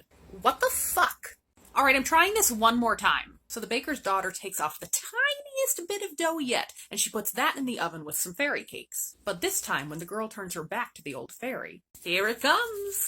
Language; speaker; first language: English; native; English